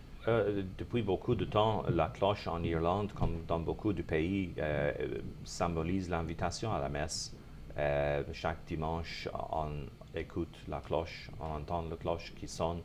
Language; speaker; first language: French; non-native, fluent; English